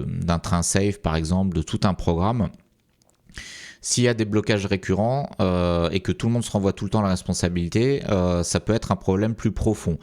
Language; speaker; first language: French; native; French